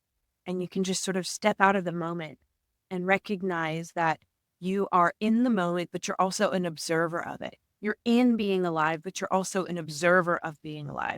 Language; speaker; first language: English; native; English